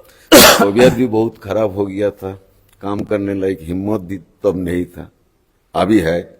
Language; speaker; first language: Hindi; non-native, local second language; Bangla